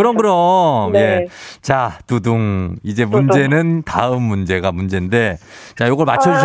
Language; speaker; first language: Korean; native; Korean